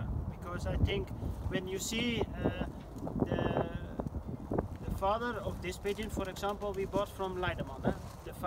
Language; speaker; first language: English; non-native, fluent; Dutch